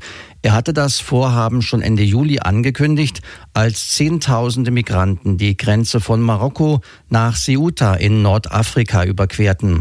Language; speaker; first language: German; native; German